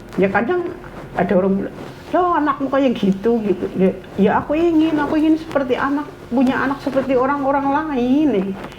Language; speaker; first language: Indonesian; non-native, local second language; Javanese